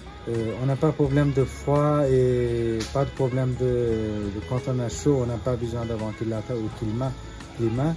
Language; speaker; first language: French; non-native, fluent; Nepali